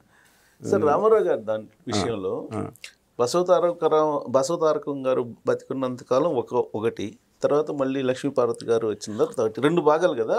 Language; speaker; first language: Telugu; native; Telugu